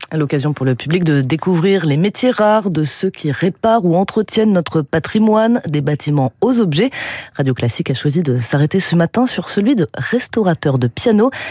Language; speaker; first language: French; native; French